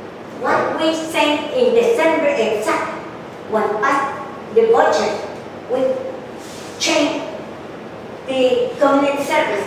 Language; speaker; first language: English; non-native, learner; Spanish